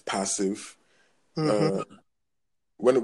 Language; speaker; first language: English; non-native, local second language; Akan